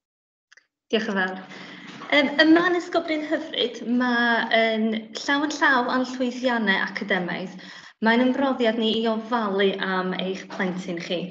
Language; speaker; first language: Welsh; native; Welsh